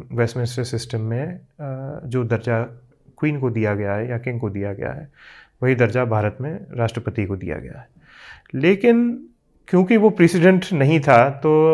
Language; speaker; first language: Hindi; native; Hindi